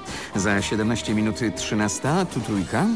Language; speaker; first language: Polish; native; Polish